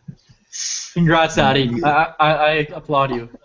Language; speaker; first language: English; native; English